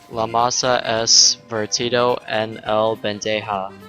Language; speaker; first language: Spanish; non-native, learner; English